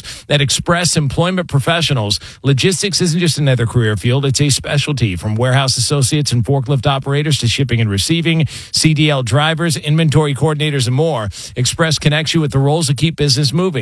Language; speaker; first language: English; native; English